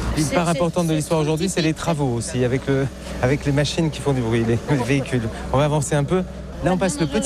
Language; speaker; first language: French; native; French